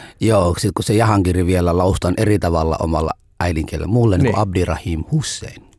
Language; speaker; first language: Finnish; non-native, fluent; Somali